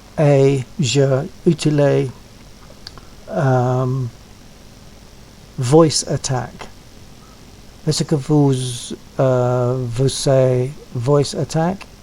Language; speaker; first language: French; non-native, learner; English